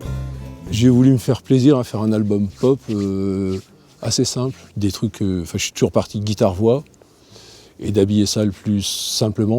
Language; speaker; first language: French; native; French